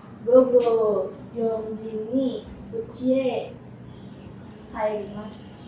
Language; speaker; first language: Japanese; non-native, learner; Indonesian